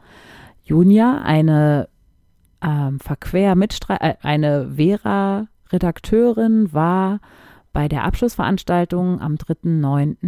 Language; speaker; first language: German; native; German